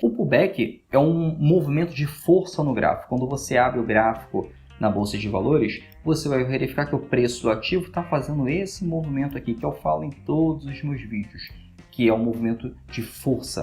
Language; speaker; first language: Portuguese; native; Portuguese